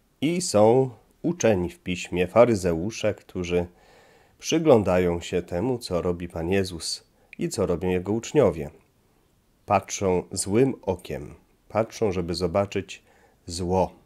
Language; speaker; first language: Polish; native; Polish